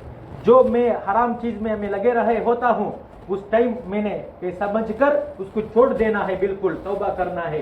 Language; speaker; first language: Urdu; non-native, fluent; Tamil